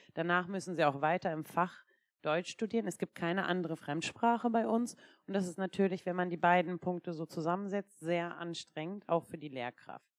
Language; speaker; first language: German; non-native, fluent; Turkish